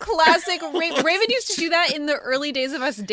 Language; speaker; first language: English; native; English